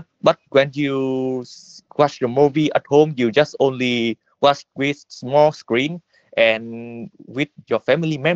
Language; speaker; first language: English; non-native, learner; Vietnamese